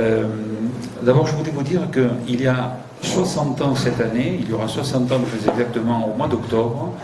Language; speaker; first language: French; native; French